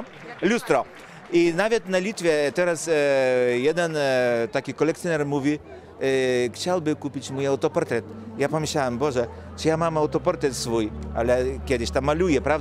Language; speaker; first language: Polish; non-native, fluent; Lithuanian